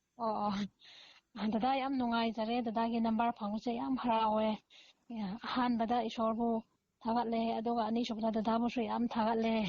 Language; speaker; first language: Manipuri; non-native, local second language; Rongmei Naga